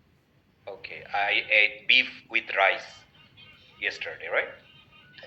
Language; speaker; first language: English; non-native, fluent; Bangla